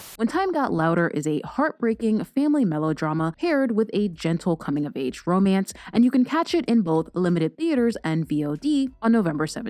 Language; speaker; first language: English; native; English